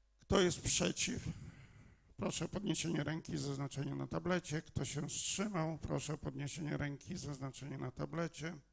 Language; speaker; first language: Polish; native; Polish